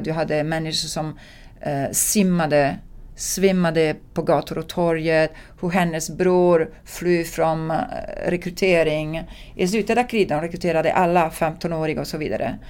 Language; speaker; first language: Swedish; non-native, fluent; Italian